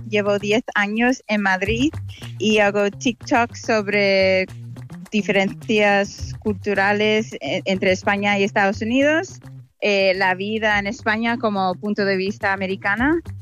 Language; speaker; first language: Spanish; non-native, fluent; English